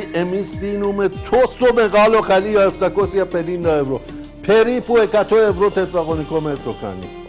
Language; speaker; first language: Greek; non-native, fluent; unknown